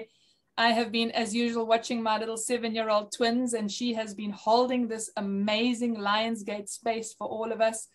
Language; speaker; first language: English; native; English